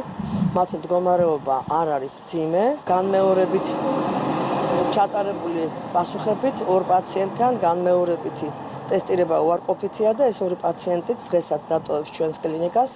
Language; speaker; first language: Georgian; native; Georgian